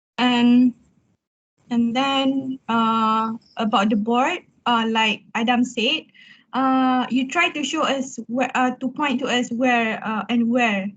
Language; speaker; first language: English; non-native, local second language; Malay